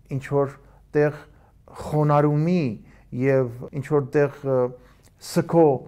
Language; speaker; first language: Armenian; early bilingual, heritage; Armenian